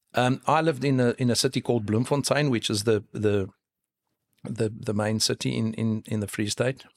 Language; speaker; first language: English; non-native, local second language; Afrikaans